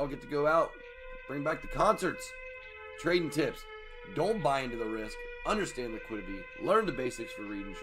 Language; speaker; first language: English; native; English